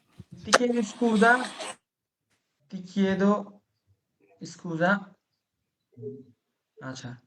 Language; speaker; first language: Italian; non-native, fluent; Bangla